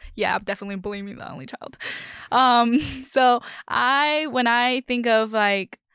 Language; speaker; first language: English; non-native, fluent; Chinese